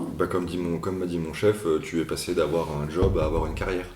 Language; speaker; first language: French; native; French